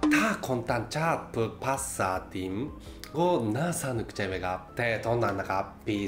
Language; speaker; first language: Thai; non-native, fluent; Japanese